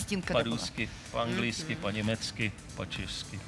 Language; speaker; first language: Russian; non-native, learner; Czech